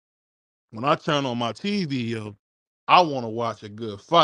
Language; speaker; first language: English; native; English